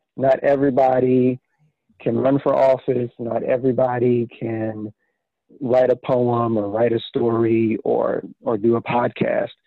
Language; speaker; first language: English; native; English